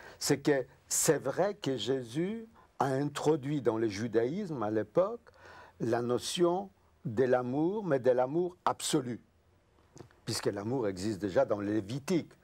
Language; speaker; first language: French; non-native, fluent; Yiddish